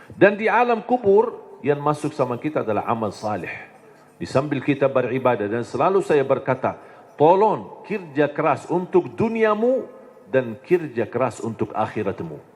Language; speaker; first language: Indonesian; non-native, fluent; Arabic